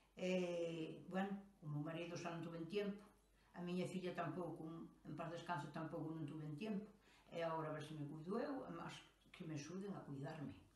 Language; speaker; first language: Galician; native; Galician